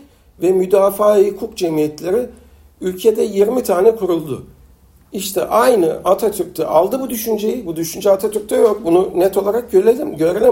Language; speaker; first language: Turkish; native; Turkish